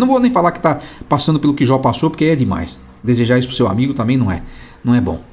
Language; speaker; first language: Portuguese; native; Portuguese